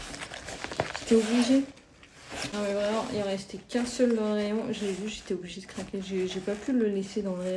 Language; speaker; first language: French; native; French